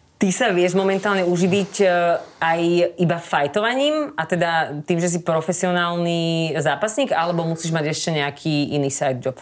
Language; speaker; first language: Slovak; native; Slovak